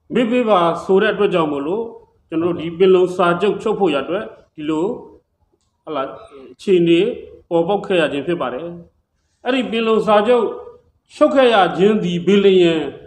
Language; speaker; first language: Burmese; native; Burmese